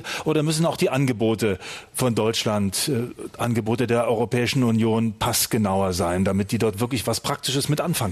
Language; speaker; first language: German; native; German